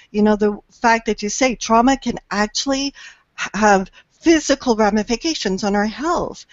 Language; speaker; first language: English; native; English